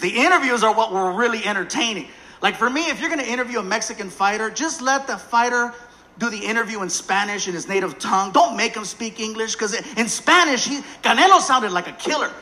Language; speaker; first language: English; early bilingual, other home language; Spanish